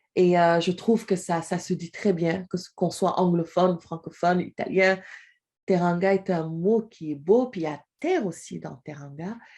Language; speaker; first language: French; non-native, local second language; Wolof